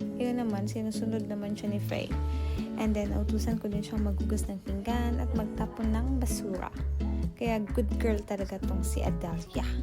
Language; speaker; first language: Filipino; non-native, local second language; Cebuano